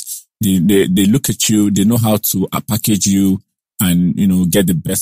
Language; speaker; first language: English; non-native, local second language; Igbo